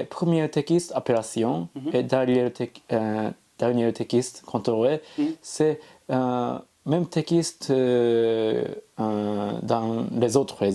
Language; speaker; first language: French; non-native, learner; Japanese